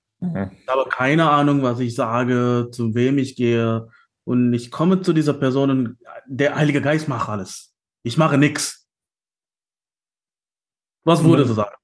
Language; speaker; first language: German; non-native, fluent; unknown